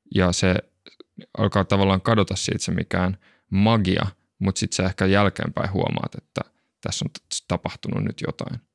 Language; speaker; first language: Finnish; native; Finnish